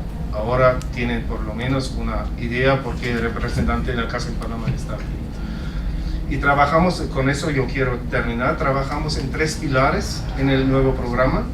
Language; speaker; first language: Spanish; non-native, fluent; German